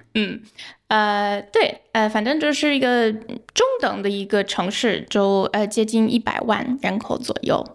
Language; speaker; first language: Chinese; non-native, fluent; English